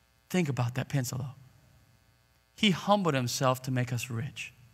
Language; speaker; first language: English; native; English